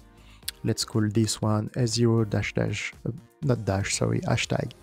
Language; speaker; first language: English; non-native, fluent; French